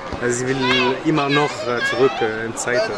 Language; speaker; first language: German; non-native, learner; Arabic